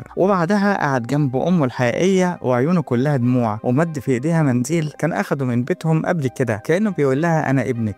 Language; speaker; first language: Arabic; native; Arabic